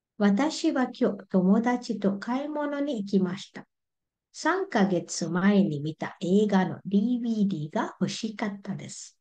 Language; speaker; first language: Japanese; non-native, fluent; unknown